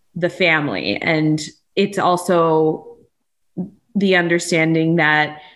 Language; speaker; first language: English; native; English